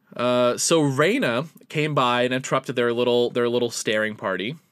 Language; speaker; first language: English; native; English